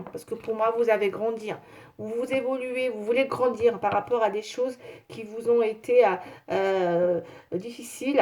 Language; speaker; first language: French; native; French